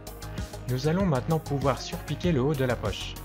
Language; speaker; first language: French; native; French